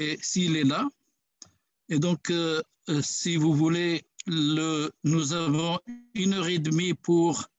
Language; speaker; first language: French; non-native, local second language; Arabic